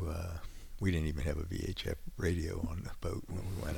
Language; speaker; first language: English; native; English